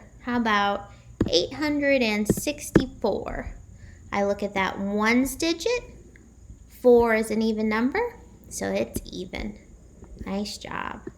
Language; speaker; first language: English; native; English